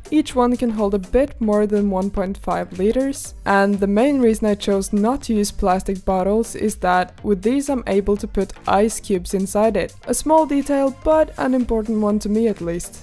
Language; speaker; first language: English; non-native, fluent; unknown